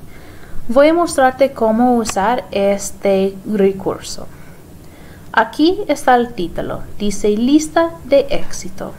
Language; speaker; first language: Spanish; non-native, fluent; English